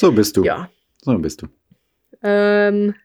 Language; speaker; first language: German; native; German